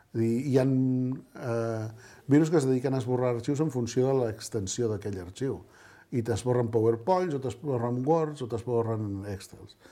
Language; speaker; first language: Catalan; native; Catalan